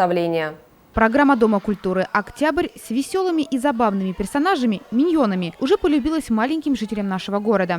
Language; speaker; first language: Russian; native; Russian